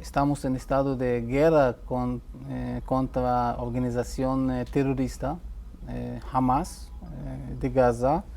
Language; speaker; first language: Spanish; non-native, fluent; Hebrew